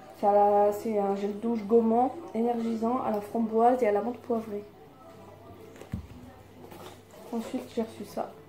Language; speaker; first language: French; native; French